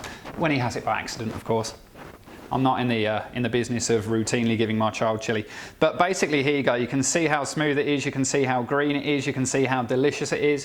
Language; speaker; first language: English; native; English